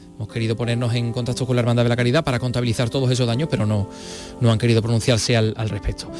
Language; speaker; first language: Spanish; native; Spanish